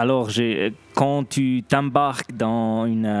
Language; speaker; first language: French; non-native, local second language; Italian